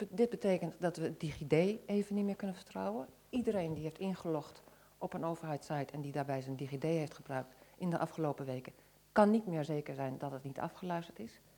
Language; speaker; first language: Dutch; native; Dutch